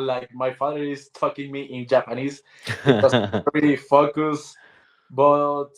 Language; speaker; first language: English; non-native, learner; Spanish